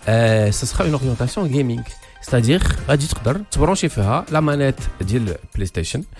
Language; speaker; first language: French; non-native, local second language; Arabic